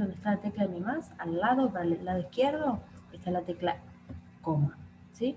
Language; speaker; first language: Spanish; native; Spanish